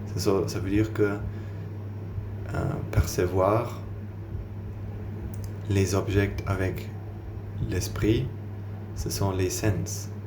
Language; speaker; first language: French; non-native, learner; German